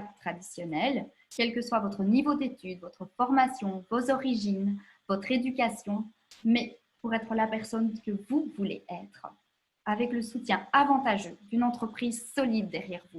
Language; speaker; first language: French; native; French